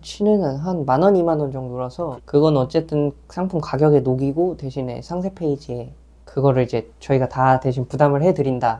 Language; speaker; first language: Korean; native; Korean